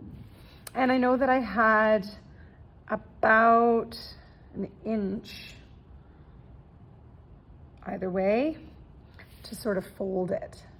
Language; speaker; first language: English; native; English